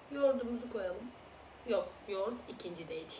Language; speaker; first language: Turkish; early bilingual, other home language; Azerbaijani